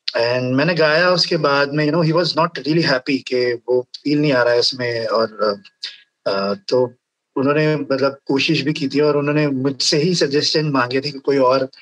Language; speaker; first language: Hindi; native; Hindi